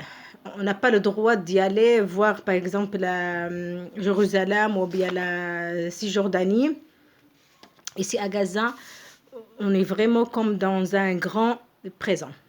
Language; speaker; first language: French; non-native, fluent; Arabic